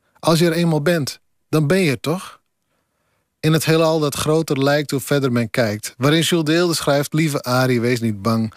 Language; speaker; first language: Dutch; non-native, local second language; Western Frisian